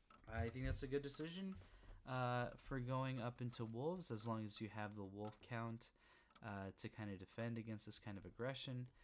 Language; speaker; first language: English; native; English